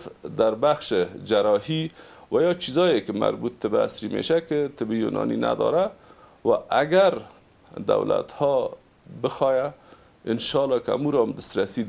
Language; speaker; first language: Persian; native; Persian